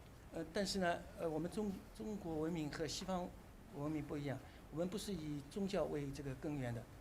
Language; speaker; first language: Chinese; native; Chinese